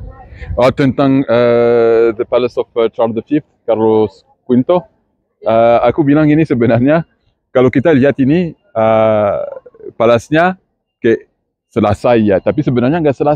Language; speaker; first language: Indonesian; non-native, fluent; Spanish